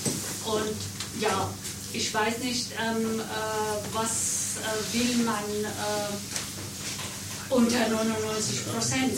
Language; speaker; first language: German; non-native, learner; Persian